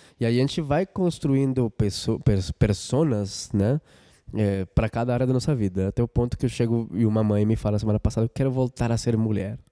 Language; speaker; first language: Portuguese; non-native, fluent; Spanish